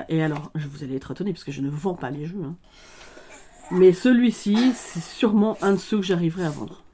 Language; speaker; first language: French; native; French